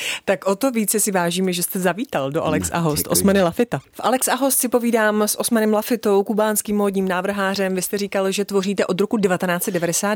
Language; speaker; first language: Czech; native; Czech